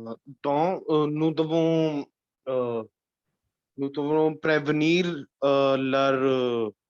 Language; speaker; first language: French; non-native, learner; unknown